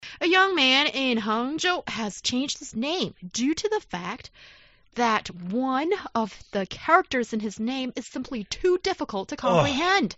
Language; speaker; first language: English; non-native, fluent; Chinese